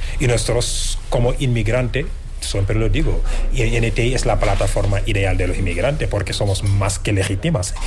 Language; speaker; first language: Spanish; non-native, fluent; Wolof